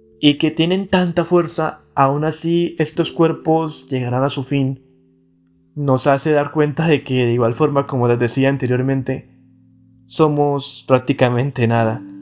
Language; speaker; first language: Spanish; native; Spanish